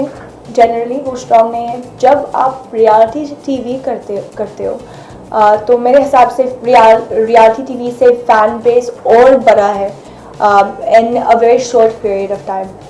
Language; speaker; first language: Hindi; non-native, fluent; Arabic